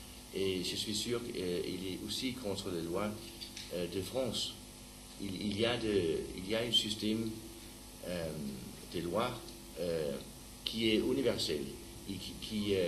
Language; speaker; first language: French; non-native, learner; Danish